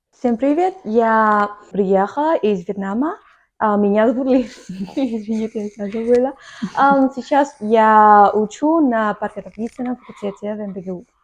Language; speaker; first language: Russian; non-native, learner; Vietnamese